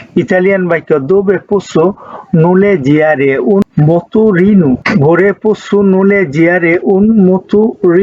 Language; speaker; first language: Italian; non-native, fluent; Bangla